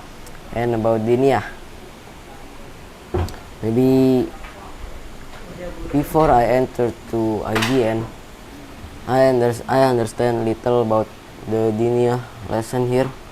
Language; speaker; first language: English; non-native, learner; Indonesian